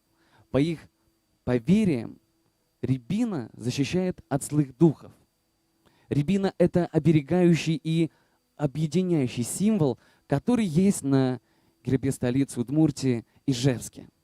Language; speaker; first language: Russian; native; Russian